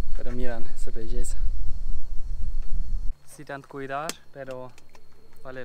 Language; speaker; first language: Spanish; non-native, learner; German